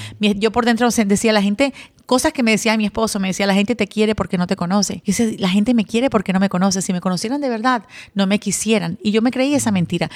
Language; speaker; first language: Spanish; early bilingual, other home language; English